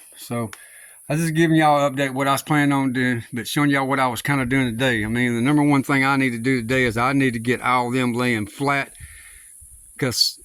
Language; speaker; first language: English; native; English